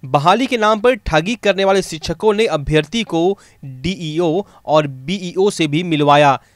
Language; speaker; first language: Hindi; native; Hindi